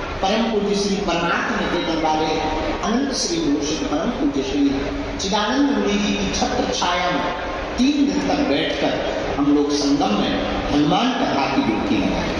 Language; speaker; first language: Hindi; native; Hindi